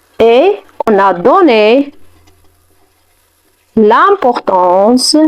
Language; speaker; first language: French; non-native, fluent; Arabic